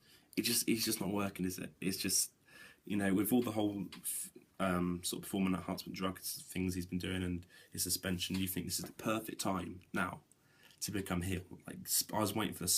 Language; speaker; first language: English; native; English